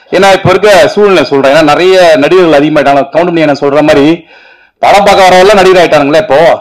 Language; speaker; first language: Tamil; native; Tamil